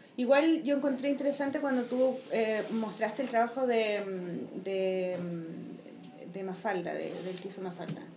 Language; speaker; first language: Spanish; native; Spanish